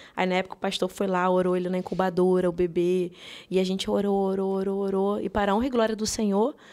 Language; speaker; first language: Portuguese; native; Portuguese